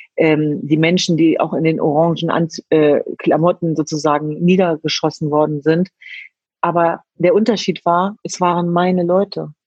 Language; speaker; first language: German; early bilingual, other home language; Kurdish